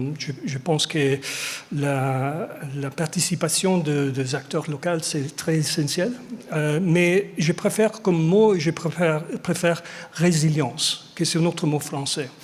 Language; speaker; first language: French; non-native, fluent; English